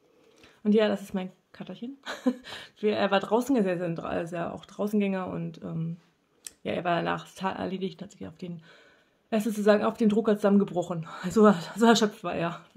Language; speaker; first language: German; native; German